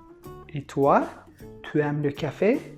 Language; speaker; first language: French; non-native, fluent; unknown